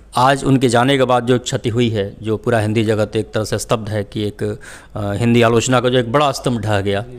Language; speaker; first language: Hindi; native; Hindi